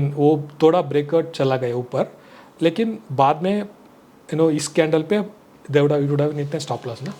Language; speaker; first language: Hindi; non-native, local second language; Kannada